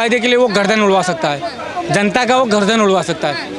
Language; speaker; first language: Hindi; native; Hindi